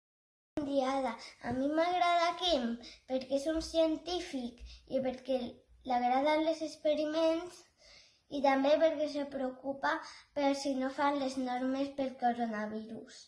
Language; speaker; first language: Catalan; non-native, local second language; Spanish